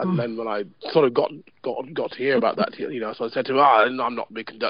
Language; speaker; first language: English; native; English